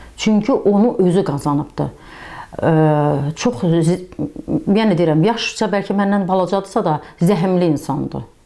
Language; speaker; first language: Azerbaijani; native; Azerbaijani